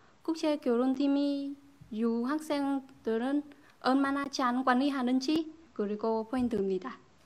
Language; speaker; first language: Korean; non-native, fluent; Vietnamese